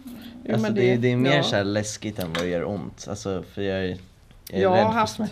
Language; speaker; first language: Swedish; native; Swedish